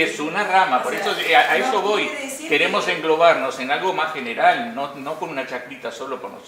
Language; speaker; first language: Spanish; native; Spanish